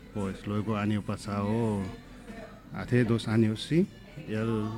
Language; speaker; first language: Spanish; non-native, learner; Nepali